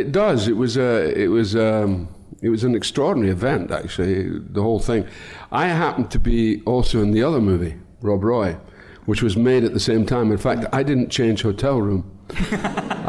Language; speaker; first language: English; native; English